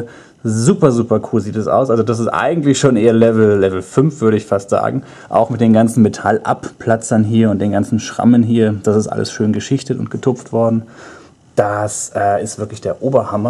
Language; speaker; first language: German; native; German